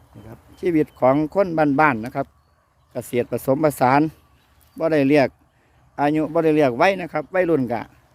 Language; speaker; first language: Thai; non-native, local second language; Northeastern Thai